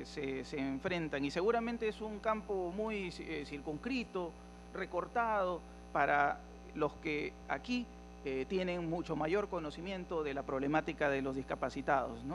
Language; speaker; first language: Spanish; native; Spanish